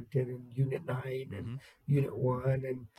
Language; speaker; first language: English; native; English